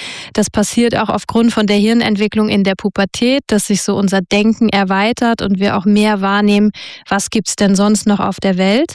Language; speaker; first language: German; native; German